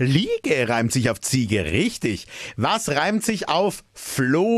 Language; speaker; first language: German; native; German